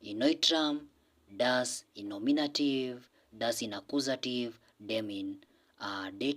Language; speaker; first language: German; non-native, learner; English